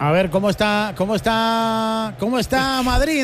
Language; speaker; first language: Spanish; native; Spanish